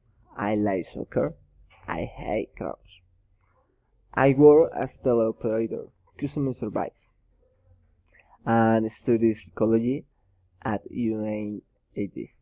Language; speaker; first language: English; non-native, learner; Spanish